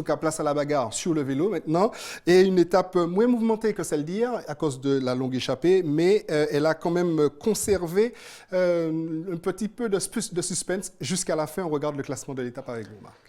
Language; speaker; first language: French; native; French